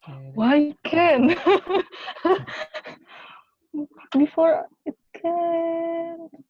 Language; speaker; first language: English; non-native, learner; Indonesian